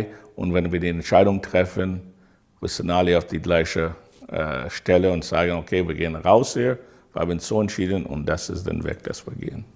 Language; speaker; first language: German; non-native, fluent; English